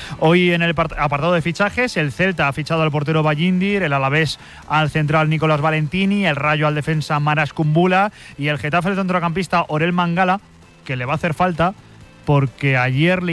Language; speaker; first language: Spanish; native; Spanish